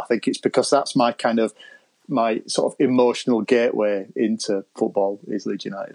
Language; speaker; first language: English; native; English